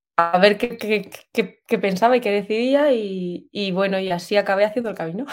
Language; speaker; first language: Spanish; native; Spanish